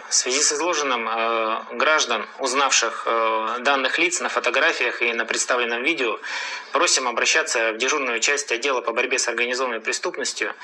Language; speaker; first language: Russian; native; Russian